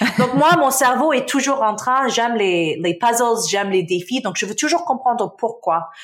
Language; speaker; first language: French; non-native, local second language; Arabic